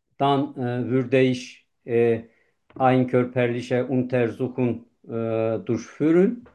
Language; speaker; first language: German; non-native, learner; Turkish